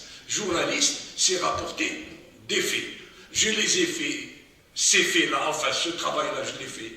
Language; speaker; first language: French; non-native, local second language; Arabic